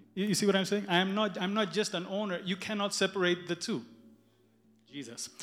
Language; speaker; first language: English; early bilingual, other home language; Amharic